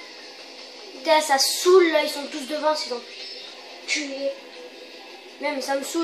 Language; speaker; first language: French; native; French